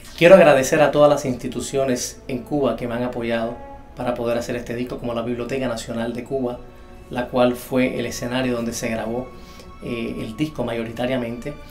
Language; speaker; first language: Spanish; native; Spanish